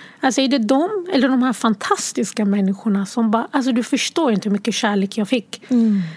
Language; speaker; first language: Swedish; early bilingual, other home language; Arabic